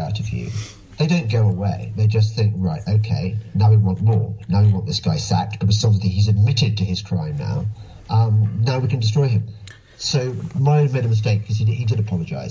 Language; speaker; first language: English; native; English